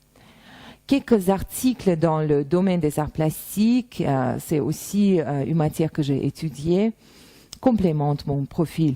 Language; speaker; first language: French; non-native, fluent; Russian